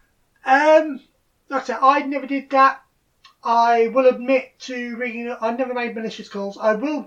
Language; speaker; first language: English; native; English